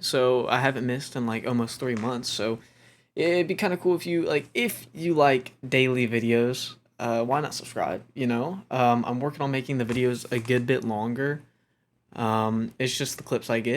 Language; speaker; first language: English; native; English